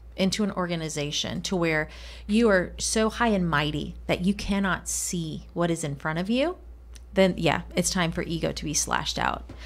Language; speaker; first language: English; non-native, fluent; Spanish